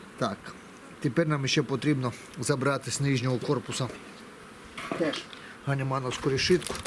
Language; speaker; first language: Ukrainian; non-native, local second language; Russian